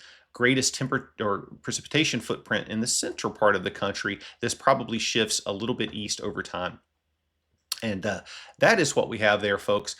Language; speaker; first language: English; native; English